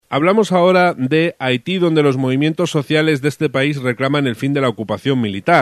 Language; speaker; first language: Spanish; native; Spanish